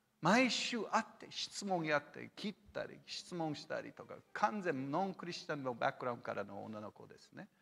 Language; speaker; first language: Japanese; non-native, fluent; English